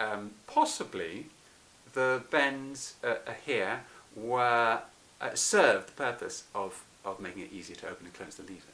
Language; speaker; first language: English; native; English